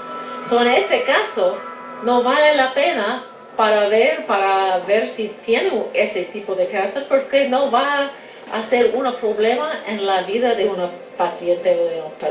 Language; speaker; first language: Spanish; non-native, fluent; English